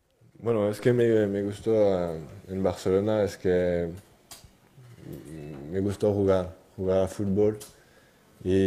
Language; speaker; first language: Spanish; non-native, fluent; French